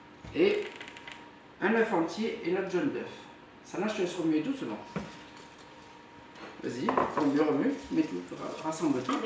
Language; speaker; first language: French; native; French